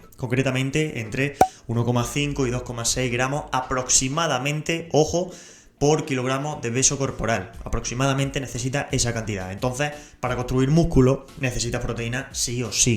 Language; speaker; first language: Spanish; native; Spanish